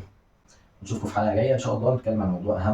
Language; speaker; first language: Arabic; native; Arabic